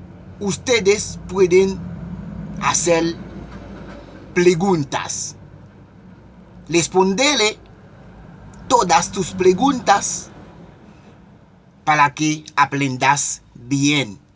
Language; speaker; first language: Spanish; non-native, local second language; Haitian Creole